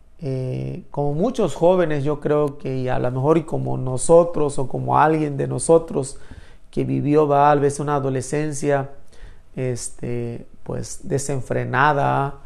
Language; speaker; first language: Spanish; native; Spanish